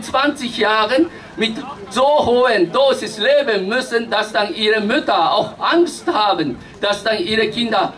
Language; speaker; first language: German; non-native, fluent; Japanese